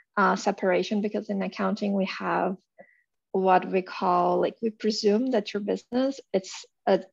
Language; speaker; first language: English; non-native, fluent; Portuguese